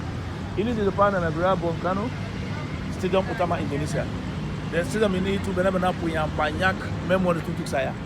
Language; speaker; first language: Indonesian; non-native, fluent; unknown